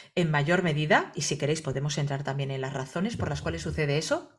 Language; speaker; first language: Spanish; native; Spanish